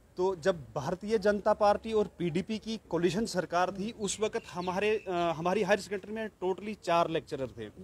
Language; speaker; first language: Hindi; non-native, local second language; Kashmiri